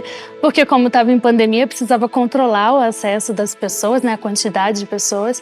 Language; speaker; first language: Portuguese; native; Portuguese